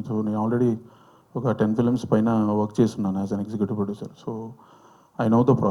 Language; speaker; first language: Telugu; native; Telugu